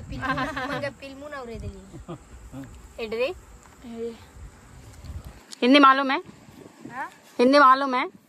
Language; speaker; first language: Hindi; non-native, local second language; Telugu